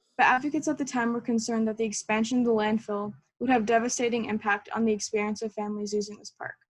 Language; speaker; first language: English; native; English